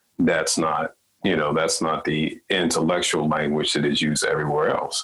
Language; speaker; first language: English; native; English